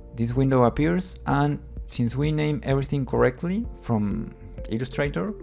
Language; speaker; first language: English; non-native, fluent; Spanish